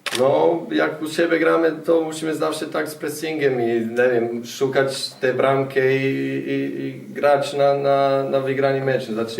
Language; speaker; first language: Polish; non-native, fluent; Bosnian